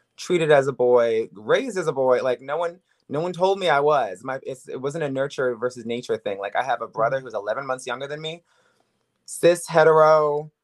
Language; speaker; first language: English; native; English